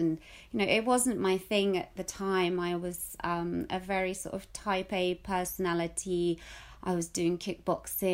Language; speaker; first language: English; early bilingual, other home language; Russian